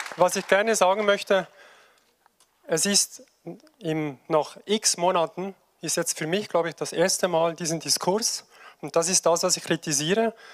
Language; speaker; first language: German; native; German